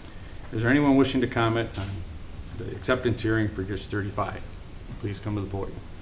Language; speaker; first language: English; native; English